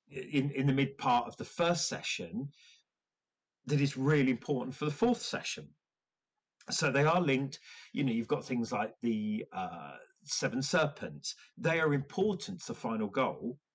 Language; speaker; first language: English; native; English